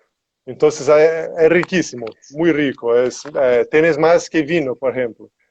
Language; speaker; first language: Spanish; non-native, learner; Portuguese